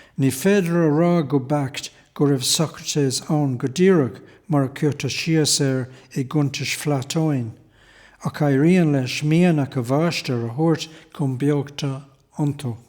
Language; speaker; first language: Irish; native; Irish